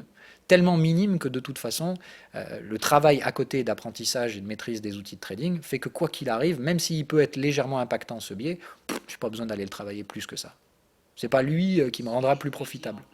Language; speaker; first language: French; native; French